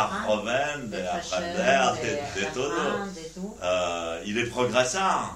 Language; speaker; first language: Spanish; non-native, learner; French